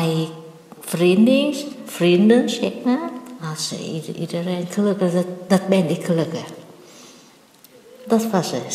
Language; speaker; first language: Dutch; non-native, learner; Vietnamese